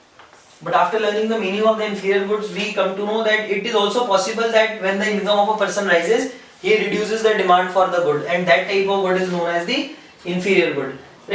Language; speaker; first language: English; non-native, local second language; Hindi